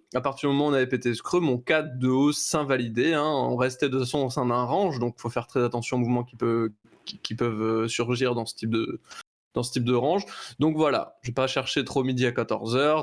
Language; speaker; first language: French; native; French